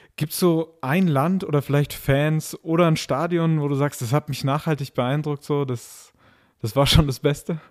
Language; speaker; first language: German; native; German